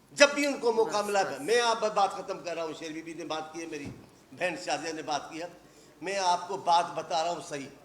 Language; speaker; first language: Urdu; non-native, local second language; Sindhi